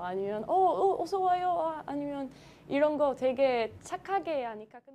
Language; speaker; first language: Korean; non-native, learner; Albanian